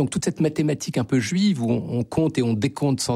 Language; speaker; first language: French; native; French